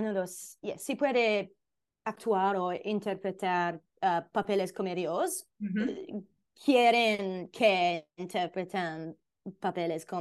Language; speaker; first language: Spanish; non-native, learner; English